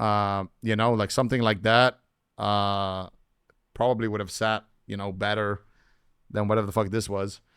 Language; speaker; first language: English; native; English